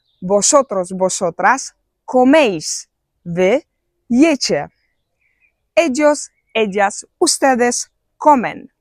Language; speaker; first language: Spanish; non-native, fluent; Polish